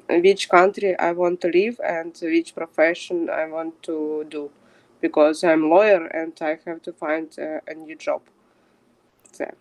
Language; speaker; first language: English; non-native, fluent; Ukrainian